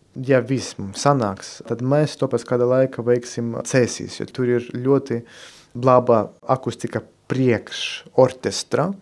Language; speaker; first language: Latvian; non-native, local second language; Russian